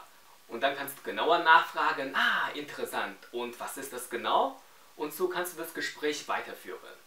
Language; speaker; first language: German; non-native, fluent; Chinese